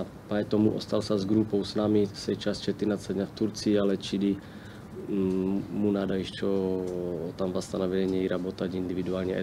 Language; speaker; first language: Russian; non-native, learner; Slovak